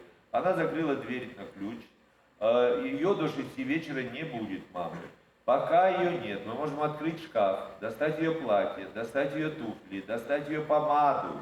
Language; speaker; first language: Russian; native; Russian